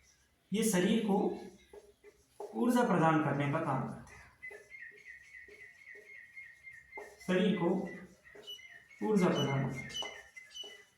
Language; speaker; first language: Hindi; native; Hindi